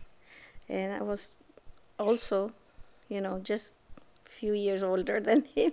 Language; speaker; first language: English; non-native, fluent; Spanish